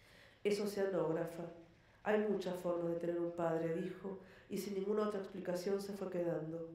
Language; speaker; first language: Spanish; native; Spanish